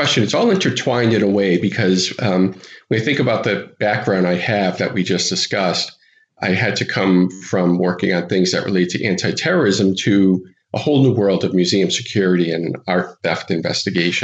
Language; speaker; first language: English; native; English